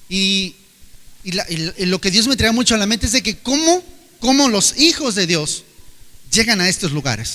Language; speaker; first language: Spanish; native; Spanish